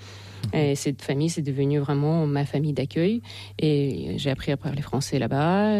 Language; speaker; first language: French; non-native, fluent; Russian